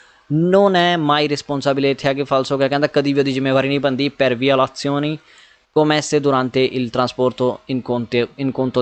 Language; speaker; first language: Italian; non-native, fluent; Punjabi